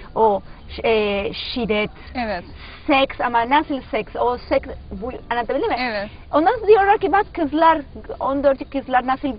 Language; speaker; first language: Turkish; non-native, learner; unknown